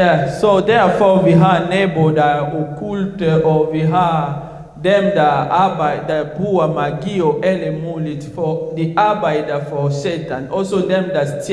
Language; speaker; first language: Danish; non-native, fluent; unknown